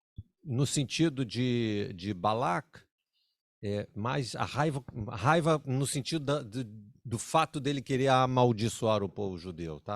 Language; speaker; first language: Portuguese; native; Portuguese